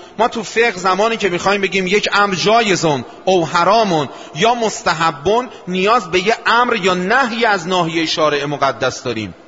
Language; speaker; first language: Persian; non-native, local second language; Azerbaijani